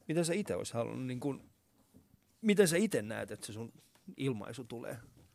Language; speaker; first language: Finnish; non-native, fluent; Persian